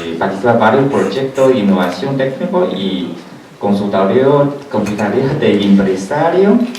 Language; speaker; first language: Spanish; non-native, learner; Chinese